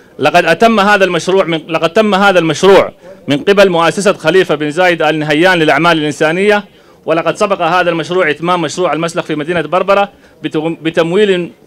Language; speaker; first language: Arabic; non-native, local second language; Somali